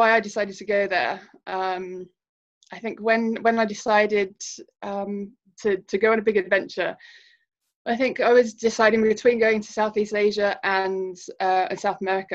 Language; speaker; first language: English; native; English